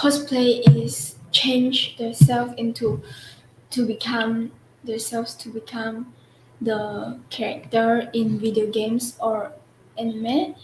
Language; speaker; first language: English; non-native, local second language; Chinese